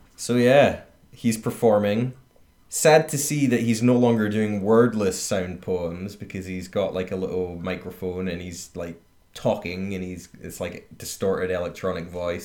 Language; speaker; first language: English; native; English